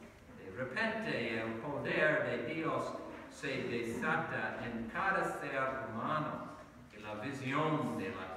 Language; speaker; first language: Spanish; non-native, learner; English